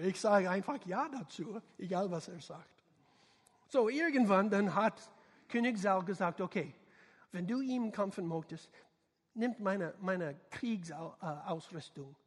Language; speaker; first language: German; non-native, learner; English